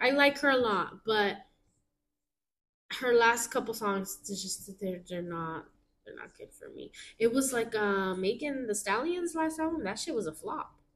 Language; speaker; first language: English; early bilingual, other home language; Spanish